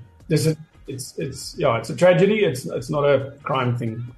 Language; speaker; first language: English; non-native, local second language; Afrikaans